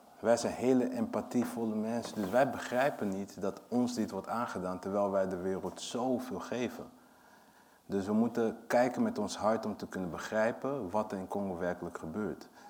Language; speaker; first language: Dutch; early bilingual, other home language; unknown